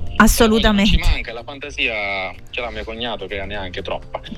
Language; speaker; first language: Italian; native; Italian